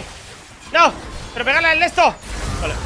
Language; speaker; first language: Spanish; native; Spanish